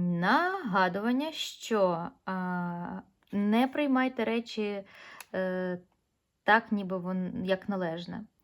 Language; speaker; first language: Ukrainian; non-native, local second language; Russian